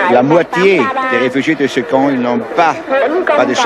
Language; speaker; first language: French; non-native, fluent; Swiss German